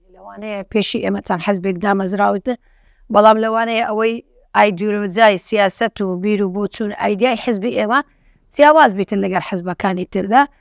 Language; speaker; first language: Central Kurdish; non-native, local second language; Turkish